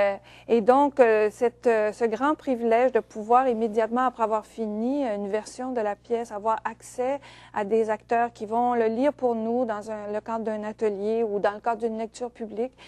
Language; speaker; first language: French; native; French